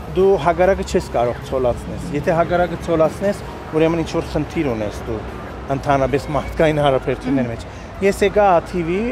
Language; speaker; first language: Armenian; early bilingual, heritage; Armenian